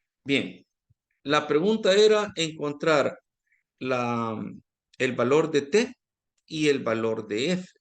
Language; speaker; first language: Spanish; native; Spanish